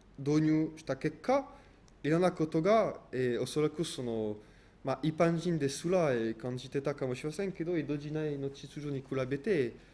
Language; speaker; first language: Japanese; non-native, fluent; French